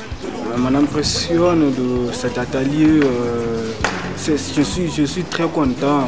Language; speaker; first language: French; non-native, learner; Southern Sotho